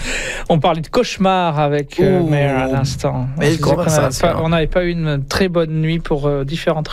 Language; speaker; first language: French; native; French